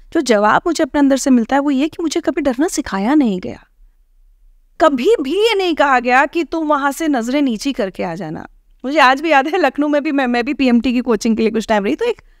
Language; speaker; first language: Hindi; native; Hindi